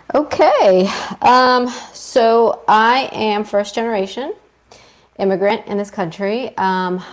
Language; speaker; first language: English; early bilingual, other home language; Spanish